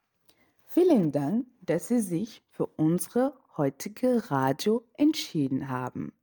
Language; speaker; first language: German; non-native, fluent; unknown